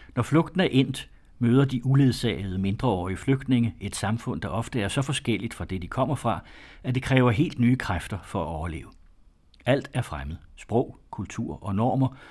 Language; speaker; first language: Danish; native; Danish